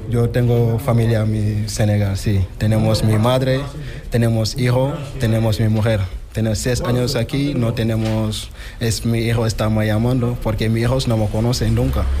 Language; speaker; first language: Spanish; non-native, learner; Wolof